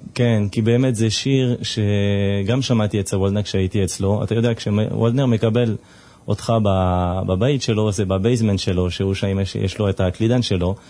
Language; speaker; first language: Hebrew; non-native, fluent; French